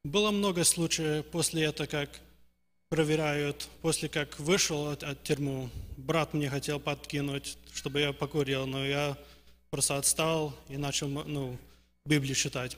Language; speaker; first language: Russian; early bilingual, heritage; Russian